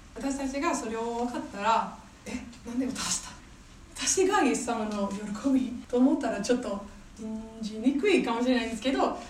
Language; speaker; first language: Japanese; non-native, fluent; English